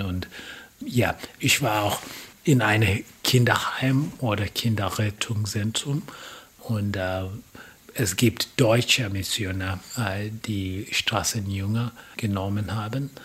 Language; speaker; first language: German; non-native, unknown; Swahili